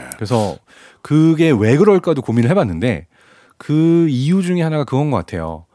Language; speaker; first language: Korean; early bilingual, other home language; German